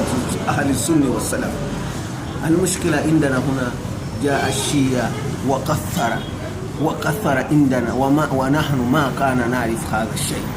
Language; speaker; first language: Arabic; non-native, learner; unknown